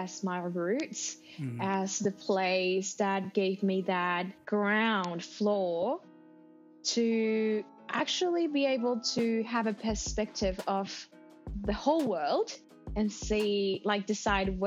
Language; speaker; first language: English; non-native, fluent; Spanish